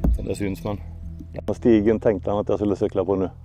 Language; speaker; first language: Swedish; native; Swedish